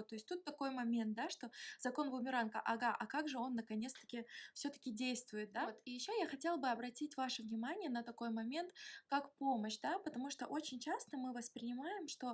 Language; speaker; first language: Russian; native; Russian